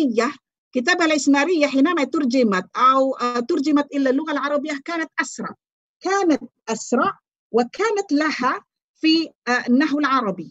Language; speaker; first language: Arabic; non-native, fluent; Malay